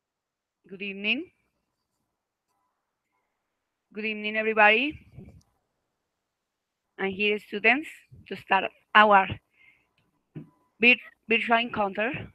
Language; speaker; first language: English; non-native, learner; Spanish